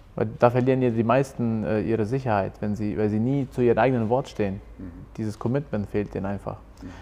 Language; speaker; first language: German; early bilingual, other home language; Albanian